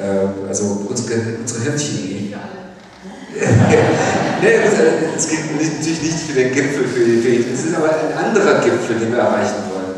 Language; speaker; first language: German; native; German